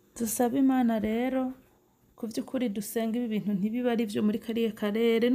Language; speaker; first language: Rundi; early bilingual, heritage; Rundi